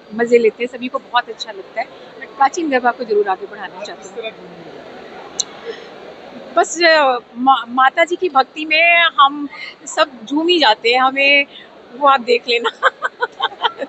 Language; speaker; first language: Hindi; native; Hindi